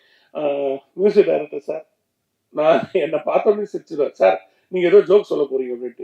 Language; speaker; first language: Tamil; native; Tamil